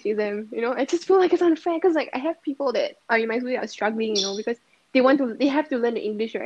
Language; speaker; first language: English; native; English